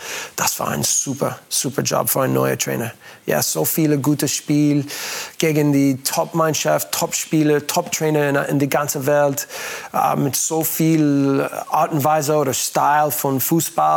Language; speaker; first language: German; non-native, learner; English